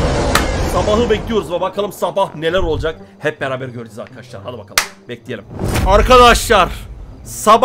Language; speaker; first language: Turkish; native; Turkish